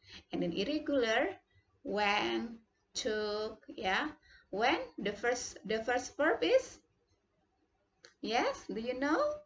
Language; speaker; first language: English; non-native, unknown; Indonesian